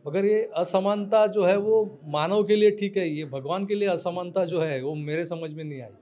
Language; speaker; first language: Hindi; non-native, local second language; Marathi